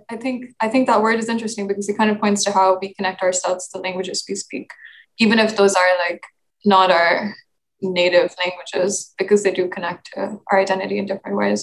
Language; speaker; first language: English; non-native, local second language; Urdu